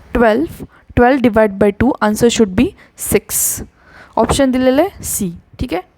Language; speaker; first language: Hindi; non-native, local second language; Marathi